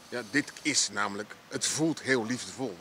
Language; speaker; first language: Dutch; native; Dutch